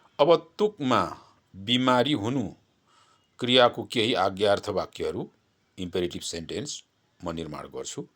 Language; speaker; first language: Nepali; non-native, local second language; Limbu